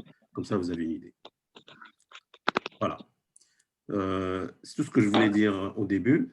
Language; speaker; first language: French; non-native, local second language; Arabic